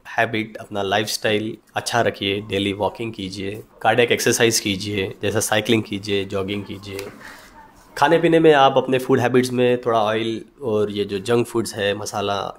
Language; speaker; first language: Hindi; non-native, local second language; Marathi